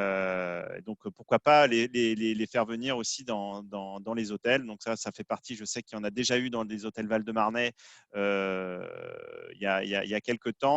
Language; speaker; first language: French; native; French